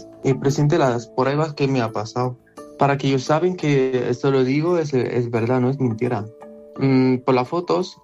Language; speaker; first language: Spanish; non-native, learner; Arabic